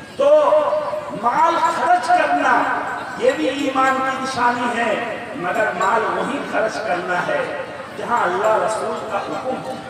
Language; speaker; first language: Urdu; non-native, local second language; Bangla